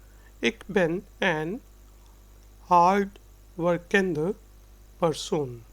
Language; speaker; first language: Dutch; non-native, fluent; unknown